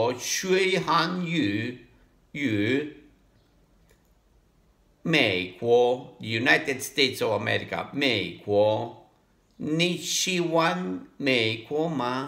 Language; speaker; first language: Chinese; non-native, learner; Italian